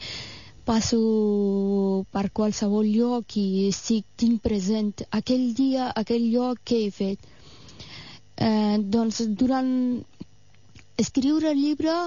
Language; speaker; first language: Catalan; non-native, fluent; Persian